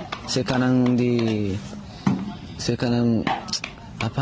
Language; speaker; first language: Indonesian; non-native, learner; Portuguese